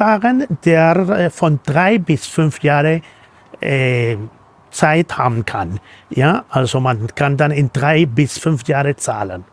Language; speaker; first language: German; non-native, fluent; Spanish